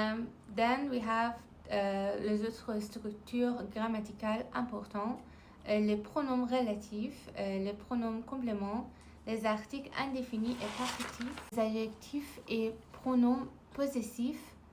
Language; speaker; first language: French; non-native, learner; Persian